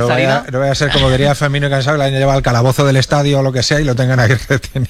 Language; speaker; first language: Spanish; native; Spanish